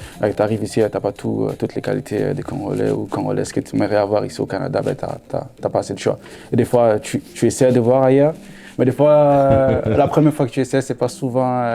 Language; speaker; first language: French; non-native, local second language; Lingala